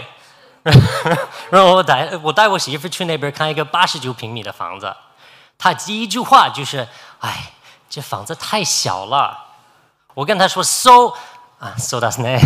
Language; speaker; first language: Chinese; non-native, fluent; English